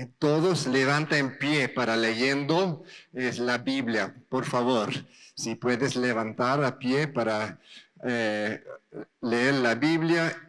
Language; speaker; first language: Spanish; non-native, learner; English